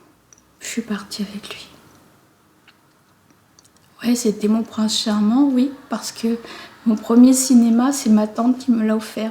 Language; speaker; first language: French; native; French